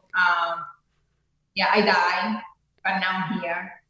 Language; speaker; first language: English; non-native, fluent; Spanish